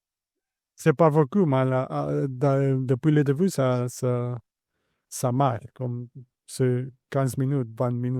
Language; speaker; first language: French; non-native, fluent; Spanish